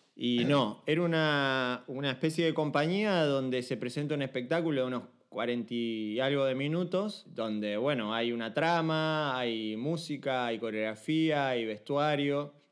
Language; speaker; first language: Spanish; native; Spanish